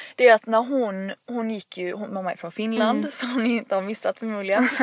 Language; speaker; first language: Swedish; native; Swedish